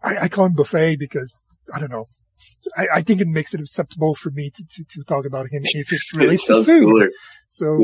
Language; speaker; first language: English; native; English